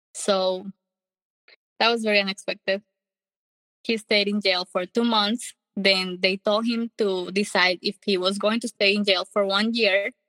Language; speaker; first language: English; non-native, fluent; Spanish